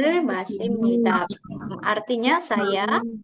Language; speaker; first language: Korean; non-native, fluent; Indonesian